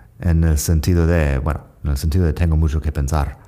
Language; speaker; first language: Spanish; non-native, fluent; English